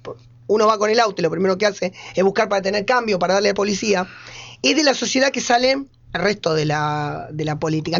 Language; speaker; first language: Spanish; native; Spanish